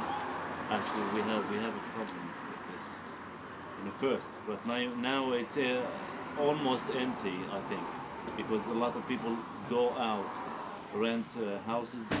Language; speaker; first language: English; non-native, learner; Arabic